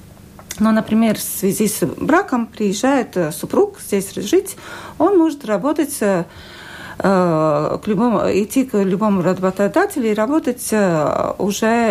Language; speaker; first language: Russian; non-native, local second language; Latvian